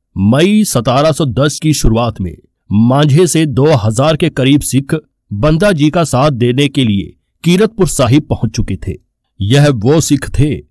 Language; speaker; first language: Hindi; non-native, local second language; Punjabi